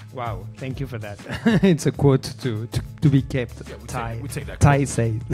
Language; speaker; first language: English; non-native, learner; French